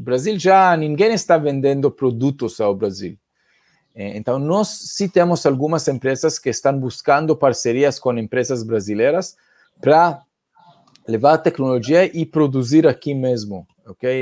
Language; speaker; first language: Portuguese; non-native, fluent; Hebrew